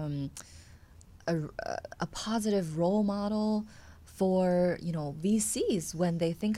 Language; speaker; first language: English; non-native, fluent; Chinese